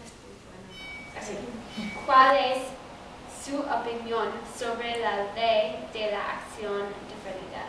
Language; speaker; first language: Spanish; non-native, learner; English